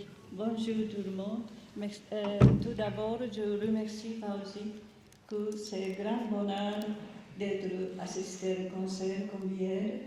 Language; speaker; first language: French; non-native, learner; Japanese